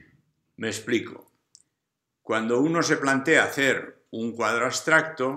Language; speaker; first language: Spanish; native; Spanish